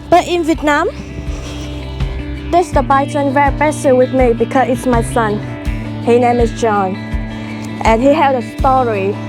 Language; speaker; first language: English; non-native, learner; Vietnamese